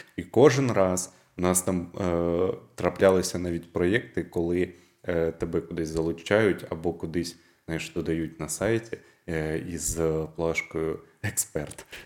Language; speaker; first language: Ukrainian; non-native, local second language; Russian